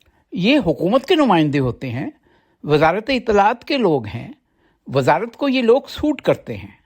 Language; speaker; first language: Urdu; native; Urdu